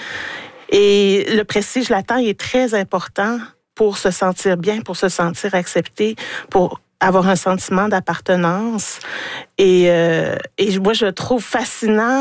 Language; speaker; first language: French; native; French